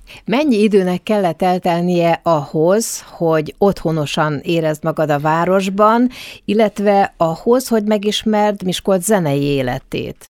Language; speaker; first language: Hungarian; native; Hungarian